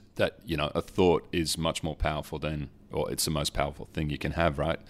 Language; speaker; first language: English; early bilingual, other home language; Dutch